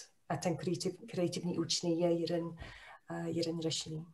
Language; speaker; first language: Czech; non-native, fluent; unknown